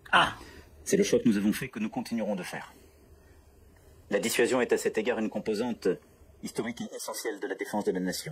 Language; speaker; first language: French; native; French